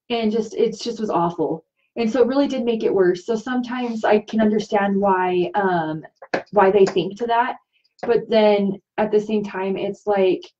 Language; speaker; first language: English; native; English